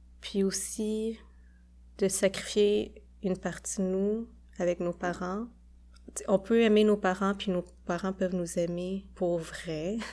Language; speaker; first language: French; early bilingual, other home language; Khmer